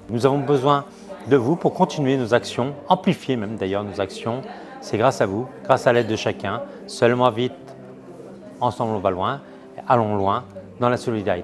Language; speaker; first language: French; native; French